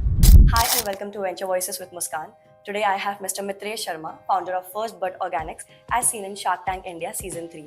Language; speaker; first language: English; non-native, local second language; Hindi